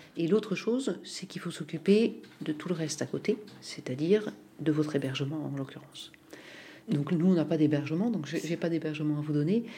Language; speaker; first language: French; native; French